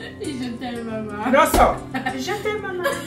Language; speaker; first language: French; non-native, learner; English